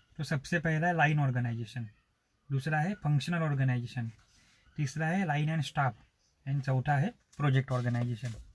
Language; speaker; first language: Hindi; non-native, local second language; Marathi